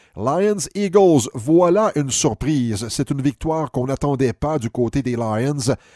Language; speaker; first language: French; native; French